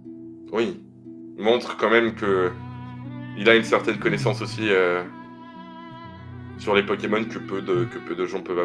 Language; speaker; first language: French; native; French